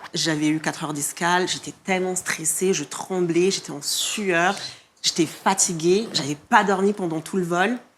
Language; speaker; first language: French; non-native, local second language; Malagasy